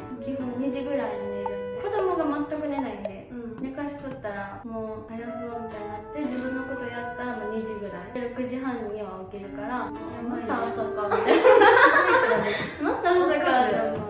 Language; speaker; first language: Japanese; native; Japanese